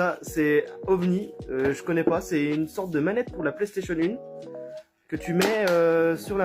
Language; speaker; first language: French; native; French